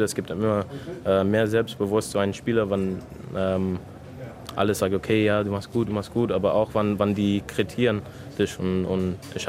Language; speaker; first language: German; non-native, learner; English